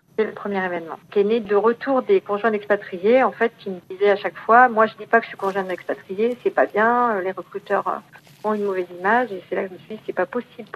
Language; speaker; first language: French; native; French